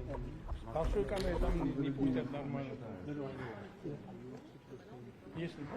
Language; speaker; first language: Russian; non-native, local second language; Georgian